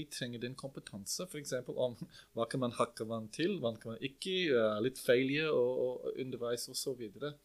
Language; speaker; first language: Norwegian; non-native, fluent; English